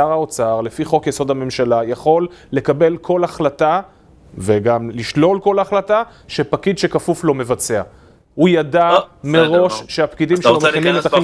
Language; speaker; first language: Hebrew; native; Hebrew